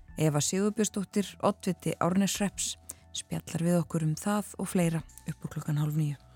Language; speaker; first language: Icelandic; native; Icelandic